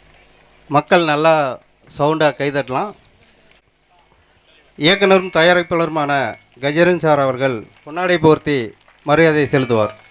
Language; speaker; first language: Tamil; native; Tamil